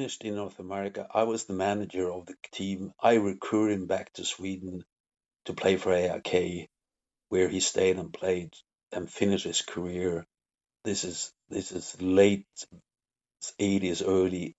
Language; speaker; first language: English; non-native, fluent; Swedish